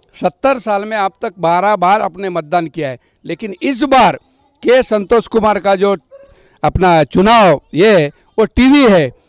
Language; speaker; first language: Hindi; non-native, local second language; Lambadi